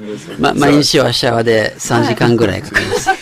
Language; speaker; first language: Japanese; non-native, learner; French